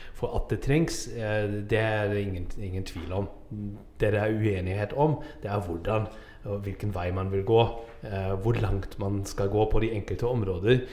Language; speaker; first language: Norwegian; non-native, fluent; German